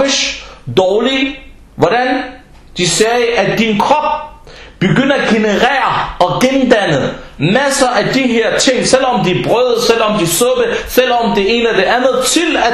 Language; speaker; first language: Danish; non-native, fluent; Arabic